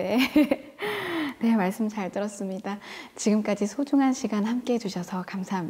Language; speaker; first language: Korean; native; Korean